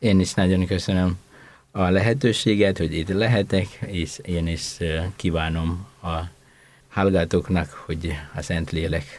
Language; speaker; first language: Hungarian; non-native, fluent; Indonesian